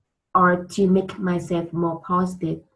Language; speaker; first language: English; non-native, learner; Vietnamese